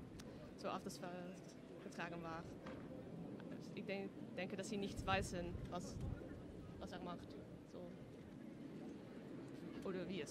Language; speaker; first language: German; non-native, learner; Dutch